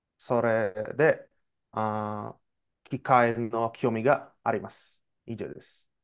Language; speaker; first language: Japanese; non-native, learner; Indonesian